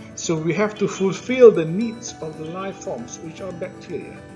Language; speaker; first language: English; non-native, local second language; Malay